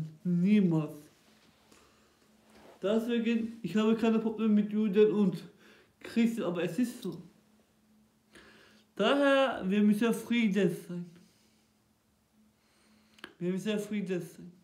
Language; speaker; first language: German; non-native, local second language; Turkish